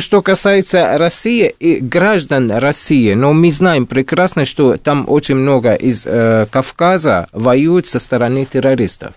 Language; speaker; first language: Russian; non-native, fluent; Arabic